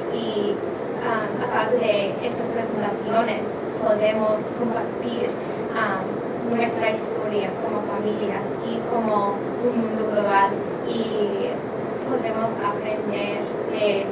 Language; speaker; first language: Spanish; non-native, learner; English